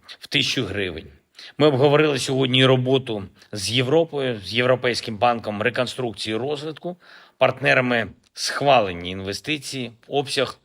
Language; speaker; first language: Ukrainian; non-native, local second language; Russian